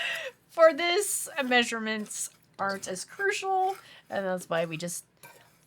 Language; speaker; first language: English; native; English